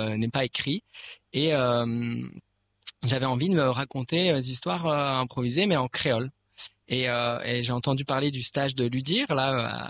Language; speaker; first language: French; native; French